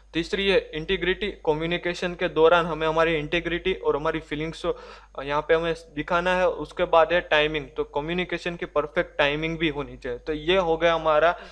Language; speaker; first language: Hindi; non-native, local second language; Gujarati